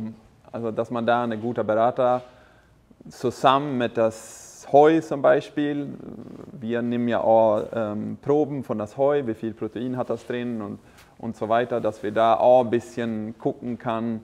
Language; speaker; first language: German; non-native, fluent; Swedish